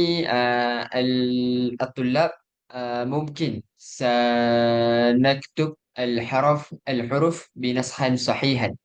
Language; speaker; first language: Arabic; non-native, learner; Malay